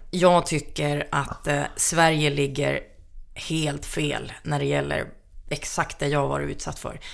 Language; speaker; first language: Swedish; early bilingual, other home language; Finnish